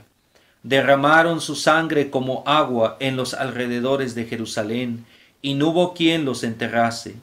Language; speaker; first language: Spanish; native; Spanish